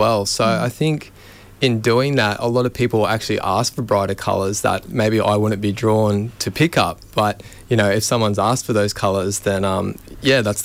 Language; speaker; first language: English; native; English